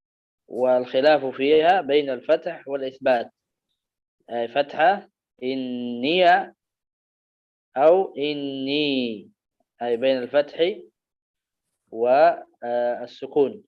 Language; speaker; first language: Arabic; native; Arabic